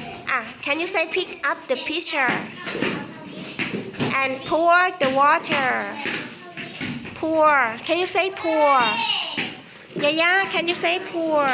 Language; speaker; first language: English; non-native, fluent; Thai